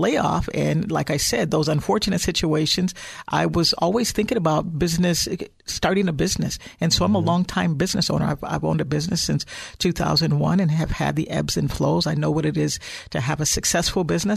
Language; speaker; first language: English; native; English